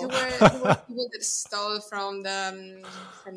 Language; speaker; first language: English; non-native, fluent; Italian